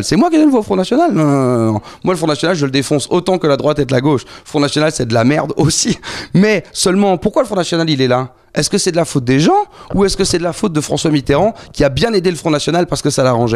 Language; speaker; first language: French; native; French